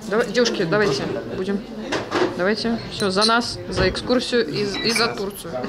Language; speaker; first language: Russian; native; Russian